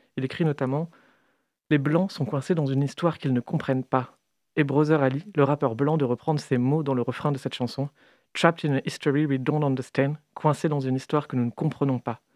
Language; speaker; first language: French; native; French